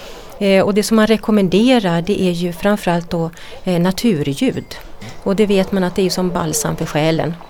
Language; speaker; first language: Swedish; native; Swedish